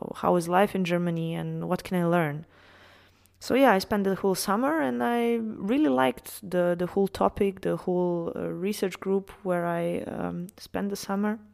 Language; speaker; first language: English; non-native, fluent; Serbian